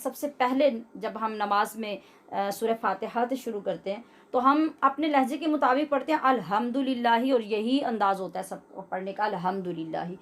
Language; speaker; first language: Urdu; native; Urdu